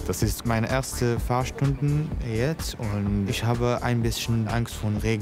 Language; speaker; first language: German; non-native, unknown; Arabic